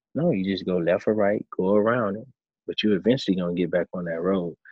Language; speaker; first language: English; native; English